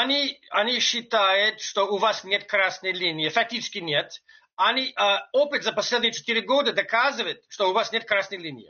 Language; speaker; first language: Russian; non-native, fluent; English